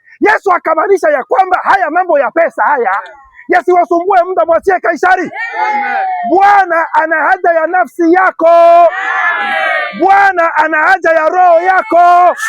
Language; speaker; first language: Swahili; non-native, local second language; Lingala